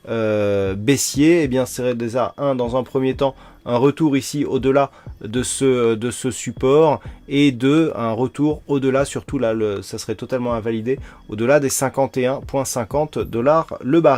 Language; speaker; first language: French; native; French